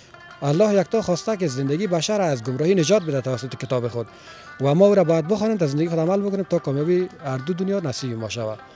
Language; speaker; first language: Persian; native; Persian